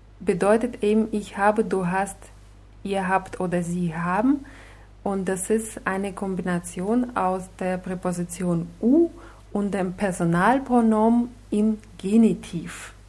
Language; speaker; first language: German; non-native, fluent; Russian